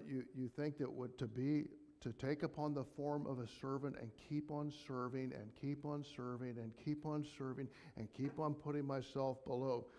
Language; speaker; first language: English; native; English